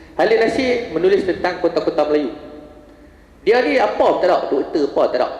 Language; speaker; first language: Malay; native; Malay